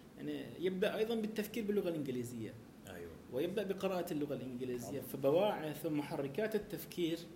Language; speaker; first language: Arabic; native; Arabic